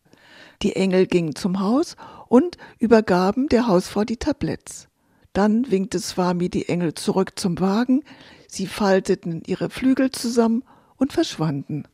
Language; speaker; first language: German; native; German